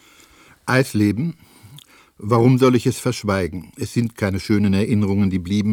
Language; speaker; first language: German; native; German